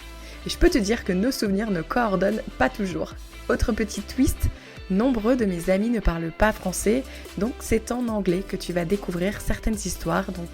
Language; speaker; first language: French; native; French